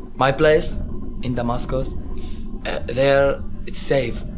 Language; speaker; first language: English; non-native, learner; Arabic